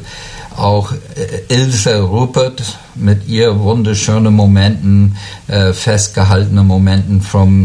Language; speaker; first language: German; non-native, learner; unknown